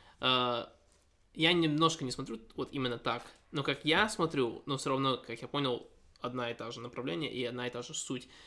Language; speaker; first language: Russian; early bilingual, heritage; Russian